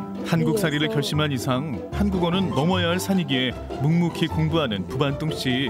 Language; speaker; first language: Korean; native; Korean